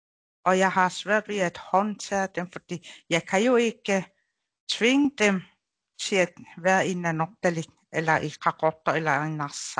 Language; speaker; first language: Danish; non-native, local second language; Kalaallisut